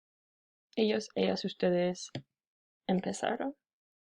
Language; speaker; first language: Spanish; non-native, fluent; English